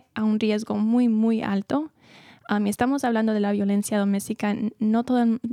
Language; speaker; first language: Spanish; early bilingual, heritage; Spanish